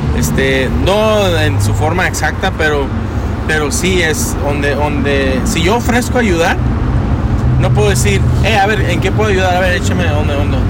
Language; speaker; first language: Spanish; early bilingual, heritage; Spanish